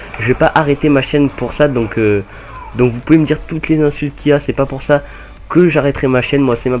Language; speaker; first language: French; native; French